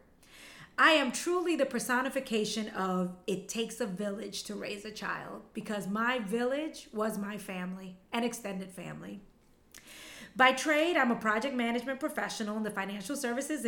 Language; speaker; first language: English; early bilingual, other home language; Spanish